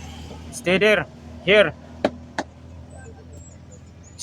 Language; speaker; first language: English; non-native, learner; Filipino